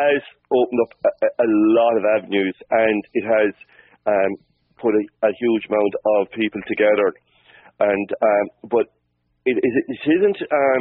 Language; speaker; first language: English; native; English